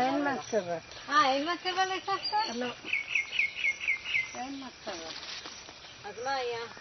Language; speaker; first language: Hebrew; non-native, fluent; Malayalam